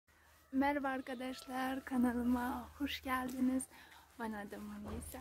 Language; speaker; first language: Turkish; non-native, learner; Uzbek